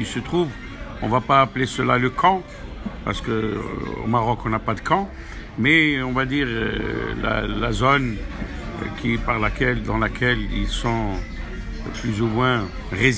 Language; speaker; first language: French; non-native, local second language; Arabic